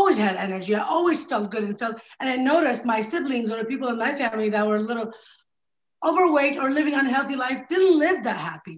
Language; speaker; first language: English; non-native, fluent; Arabic